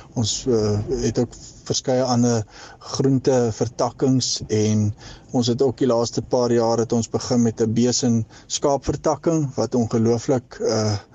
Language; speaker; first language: Afrikaans; native; Afrikaans